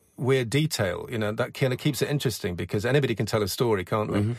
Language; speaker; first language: English; native; English